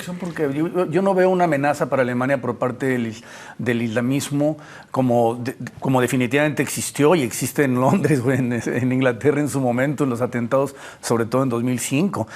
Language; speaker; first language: Spanish; native; Spanish